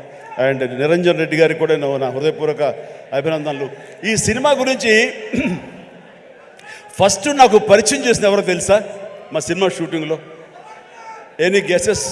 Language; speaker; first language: Telugu; native; Telugu